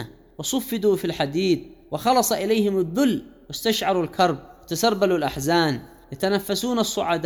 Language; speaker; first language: Arabic; native; Arabic